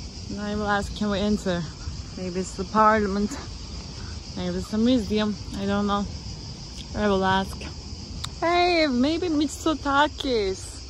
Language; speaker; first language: English; non-native, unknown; Turkish